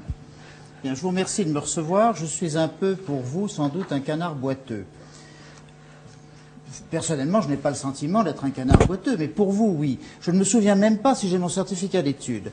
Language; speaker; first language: French; native; French